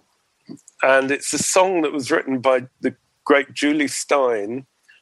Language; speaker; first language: English; native; English